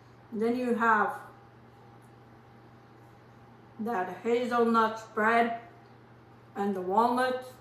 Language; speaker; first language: English; non-native, fluent; Portuguese